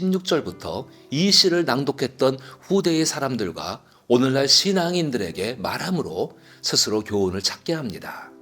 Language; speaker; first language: Korean; native; Korean